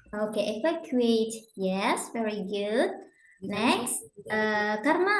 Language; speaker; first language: English; non-native, learner; Indonesian